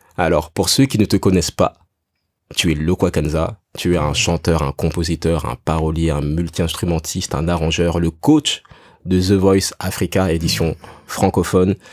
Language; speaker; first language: French; native; French